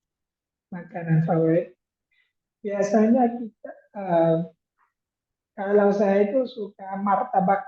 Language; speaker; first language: Indonesian; non-native, fluent; Thai